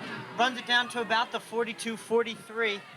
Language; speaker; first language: English; native; English